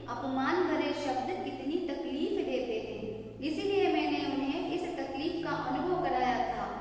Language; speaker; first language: Hindi; non-native, local second language; Kannada